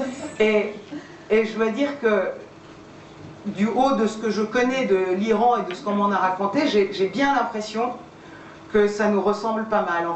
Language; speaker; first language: French; early bilingual, other home language; Persian